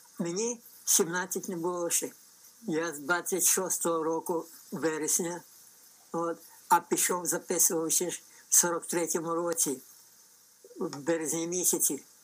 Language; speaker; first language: Ukrainian; native; Ukrainian